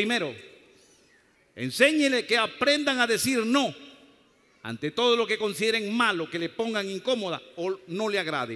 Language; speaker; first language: Spanish; native; Spanish